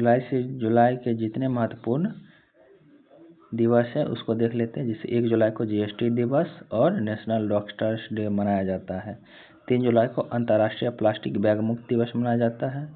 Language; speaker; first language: Hindi; native; Hindi